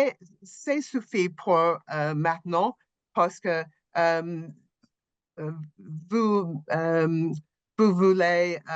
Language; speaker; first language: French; non-native, learner; English